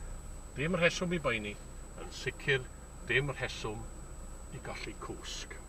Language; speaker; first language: Welsh; native; Welsh